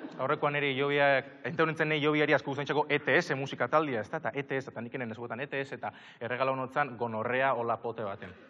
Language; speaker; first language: Basque; native; Basque